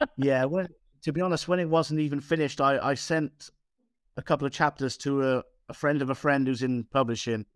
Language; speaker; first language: English; native; English